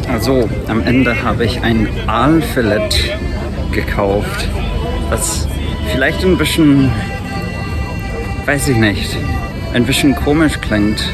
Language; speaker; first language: German; non-native, fluent; English